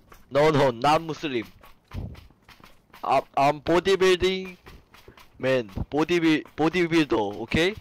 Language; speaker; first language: English; non-native, learner; Korean